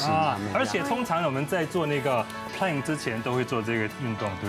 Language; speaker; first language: Chinese; native; Chinese